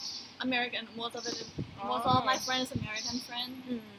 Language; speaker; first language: English; non-native, learner; Thai